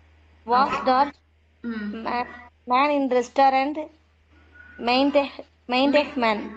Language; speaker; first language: German; non-native, learner; Tamil